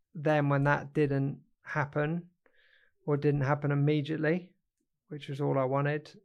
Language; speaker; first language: English; native; English